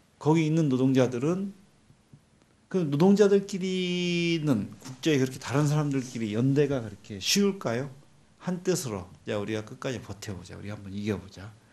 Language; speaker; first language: Korean; native; Korean